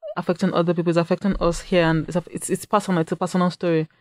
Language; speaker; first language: English; non-native, local second language; Yoruba